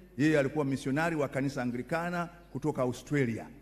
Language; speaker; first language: Swahili; native; Swahili